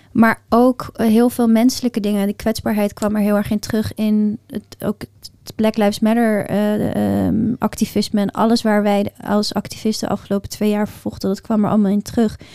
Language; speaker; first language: Dutch; early bilingual, other home language; Persian